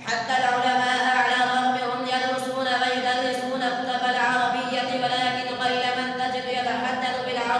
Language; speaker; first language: Arabic; non-native, fluent; Urdu